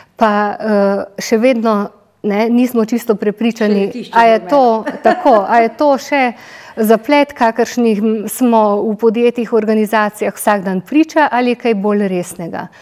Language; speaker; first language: Slovenian; native; Slovenian